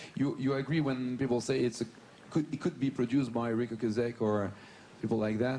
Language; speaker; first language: English; non-native, fluent; French